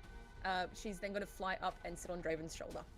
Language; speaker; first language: English; native; English